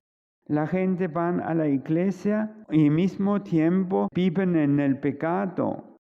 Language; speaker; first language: Spanish; non-native, fluent; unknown